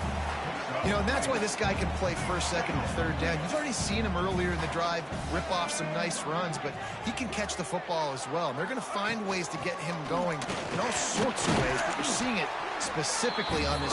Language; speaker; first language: English; native; English